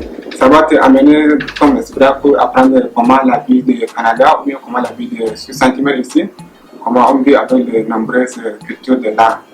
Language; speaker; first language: French; non-native, learner; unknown